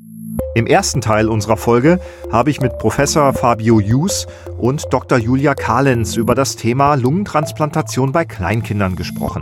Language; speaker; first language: German; native; German